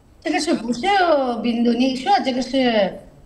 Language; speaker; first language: Chinese; non-native, learner; Telugu